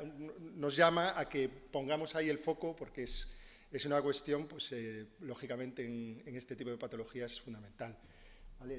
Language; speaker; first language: Spanish; native; Spanish